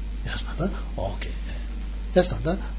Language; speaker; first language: Russian; non-native, learner; Tibetan